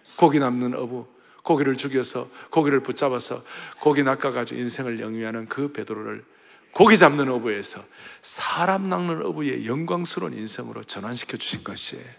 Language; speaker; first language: Korean; native; Korean